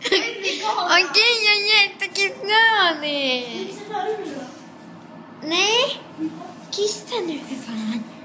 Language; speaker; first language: Swedish; native; Swedish